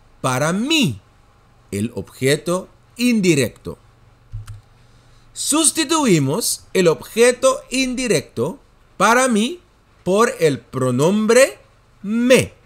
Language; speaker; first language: Spanish; non-native, fluent; Dutch